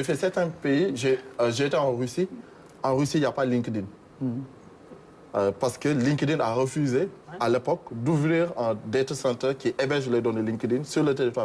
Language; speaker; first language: French; non-native, local second language; Wolof